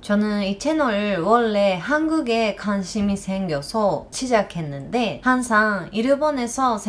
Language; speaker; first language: Korean; non-native, learner; Japanese